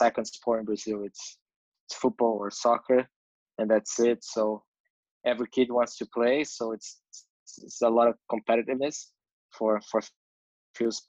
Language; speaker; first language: English; non-native, fluent; Portuguese